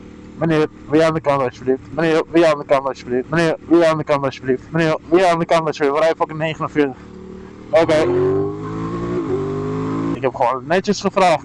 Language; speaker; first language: Dutch; native; Dutch